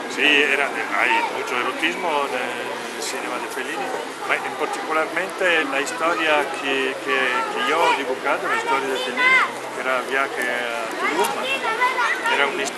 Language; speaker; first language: Spanish; non-native, learner; Italian